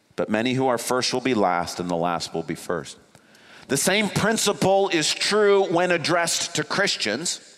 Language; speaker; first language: English; native; English